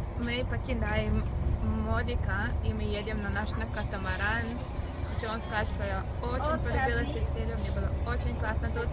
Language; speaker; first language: Russian; early bilingual, heritage; Russian